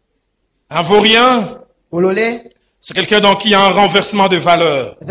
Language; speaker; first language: French; non-native, local second language; Lingala